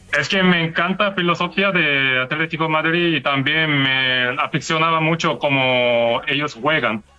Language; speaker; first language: Spanish; non-native, learner; Korean